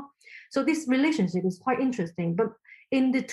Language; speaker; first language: English; non-native, local second language; Cantonese